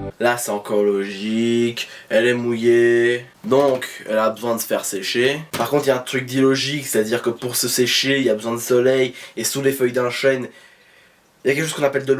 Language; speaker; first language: French; native; French